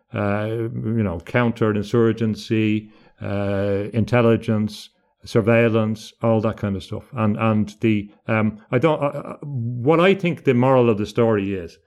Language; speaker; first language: English; native; English